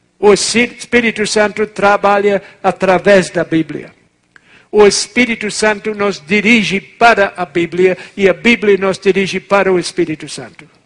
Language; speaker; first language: Portuguese; non-native, fluent; English